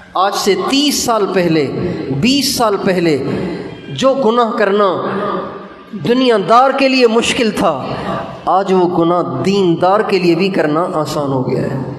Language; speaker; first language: Urdu; non-native, local second language; Sindhi